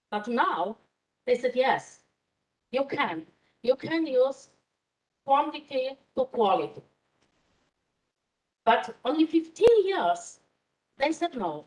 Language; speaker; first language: English; non-native, fluent; Polish